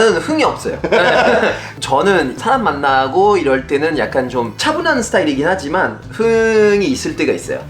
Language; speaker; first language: Korean; non-native, fluent; French